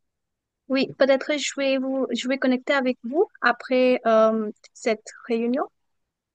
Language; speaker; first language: French; non-native, fluent; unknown